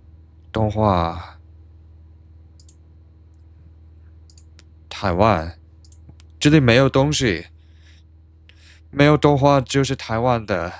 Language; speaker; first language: Chinese; non-native, learner; English